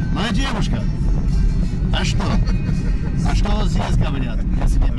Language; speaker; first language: Russian; non-native, learner; English